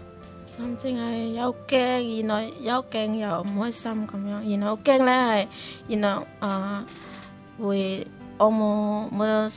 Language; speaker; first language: Chinese; non-native, learner; Indonesian